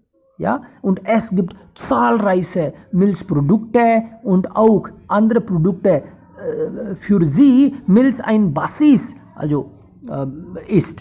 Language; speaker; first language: German; non-native, fluent; Hindi